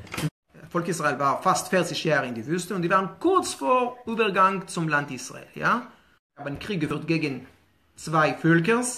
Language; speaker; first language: German; non-native, fluent; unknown